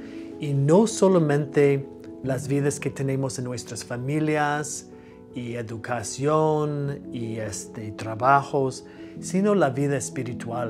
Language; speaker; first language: Spanish; non-native, fluent; English